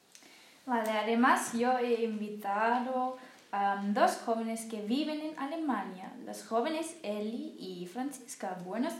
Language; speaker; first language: Spanish; non-native, learner; German